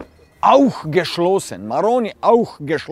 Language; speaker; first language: German; non-native, learner; Slovenian